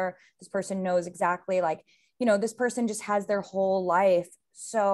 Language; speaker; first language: English; native; English